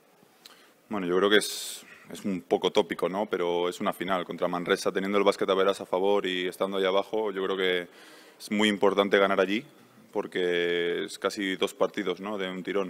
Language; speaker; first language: Spanish; native; Spanish